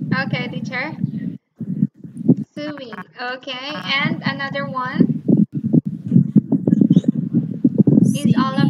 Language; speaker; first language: English; non-native, learner; Thai